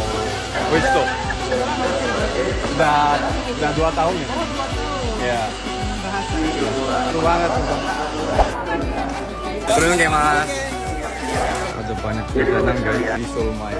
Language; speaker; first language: Indonesian; non-native, learner; Italian